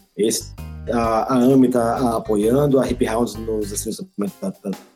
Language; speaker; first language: Portuguese; native; Portuguese